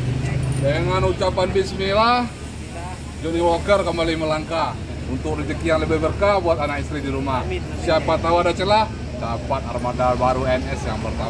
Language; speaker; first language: Indonesian; native; Indonesian